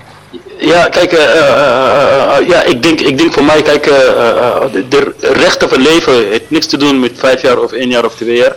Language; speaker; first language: Dutch; non-native, learner; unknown